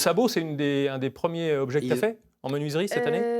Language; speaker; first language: French; native; French